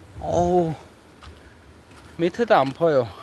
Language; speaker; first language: Korean; non-native, learner; Bangla